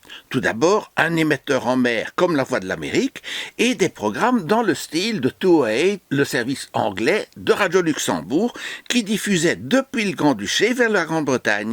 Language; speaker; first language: French; native; French